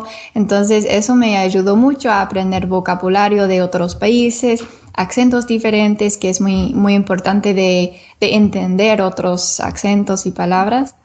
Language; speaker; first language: Spanish; non-native, learner; English